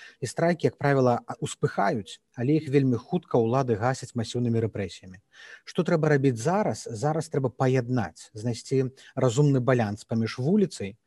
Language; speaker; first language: Belarusian; native; Belarusian